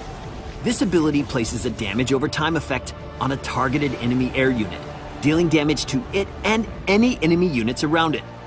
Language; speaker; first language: English; native; English